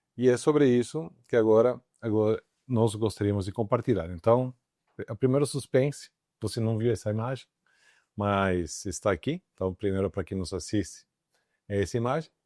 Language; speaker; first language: Portuguese; native; Portuguese